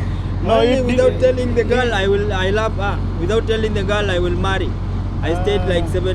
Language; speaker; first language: English; non-native, learner; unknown